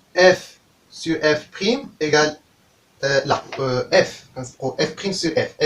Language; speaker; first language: French; non-native, local second language; Arabic